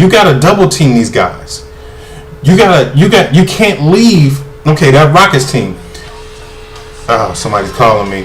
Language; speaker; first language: English; native; English